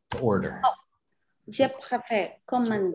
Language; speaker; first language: French; non-native, learner; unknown